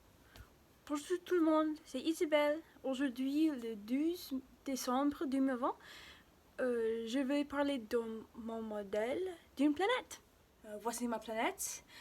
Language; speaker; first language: French; non-native, learner; English